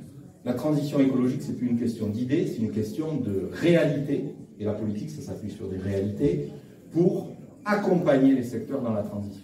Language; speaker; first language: French; native; French